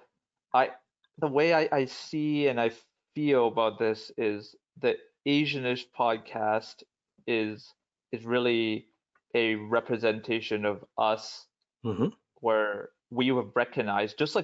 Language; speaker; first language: English; native; English